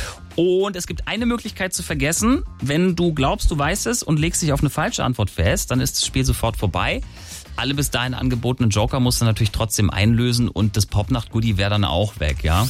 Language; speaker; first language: German; native; German